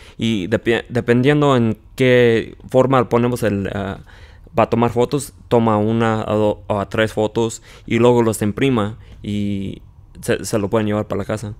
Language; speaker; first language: Spanish; early bilingual, heritage; Spanish